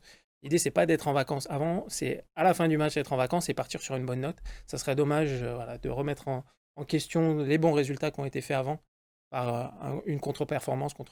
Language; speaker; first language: French; native; French